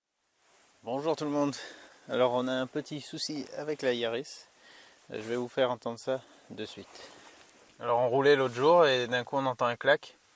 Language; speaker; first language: French; native; French